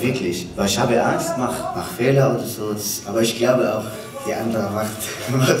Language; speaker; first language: German; non-native, learner; Arabic